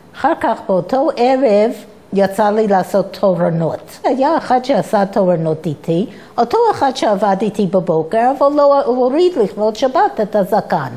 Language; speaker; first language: Hebrew; non-native, fluent; English